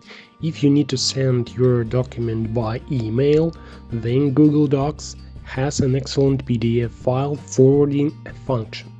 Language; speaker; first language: English; non-native, fluent; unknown